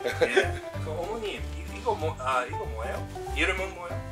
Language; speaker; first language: Korean; non-native, learner; English